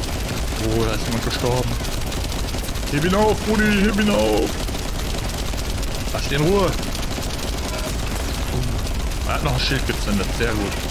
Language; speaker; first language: German; native; German